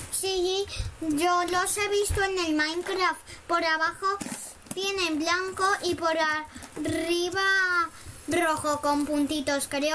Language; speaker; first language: Spanish; native; Spanish